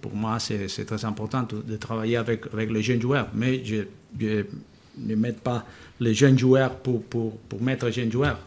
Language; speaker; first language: French; non-native, learner; Spanish